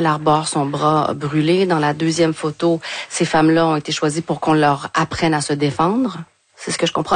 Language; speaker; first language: French; native; French